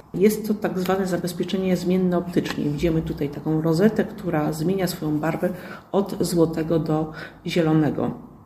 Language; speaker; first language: Polish; native; Polish